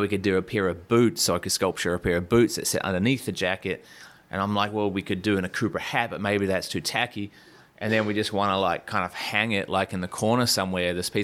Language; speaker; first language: English; native; English